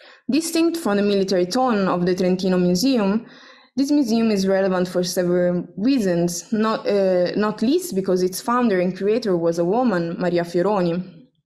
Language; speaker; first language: English; non-native, fluent; Italian